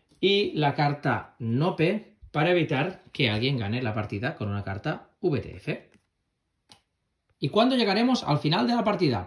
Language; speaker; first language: Spanish; native; Spanish